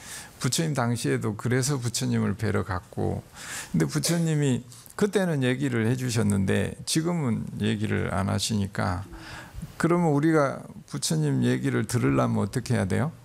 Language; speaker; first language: Korean; native; Korean